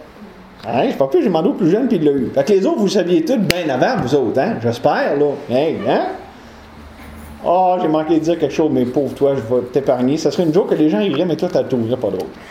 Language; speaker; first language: French; native; French